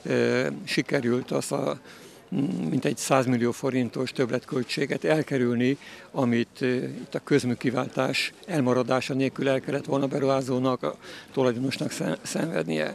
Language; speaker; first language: Hungarian; native; Hungarian